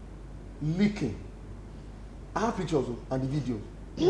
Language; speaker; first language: English; non-native, local second language; Yoruba